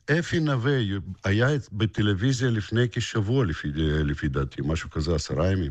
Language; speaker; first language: Hebrew; non-native, fluent; Russian